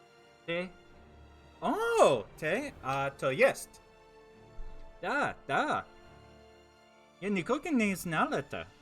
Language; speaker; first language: Russian; non-native, learner; English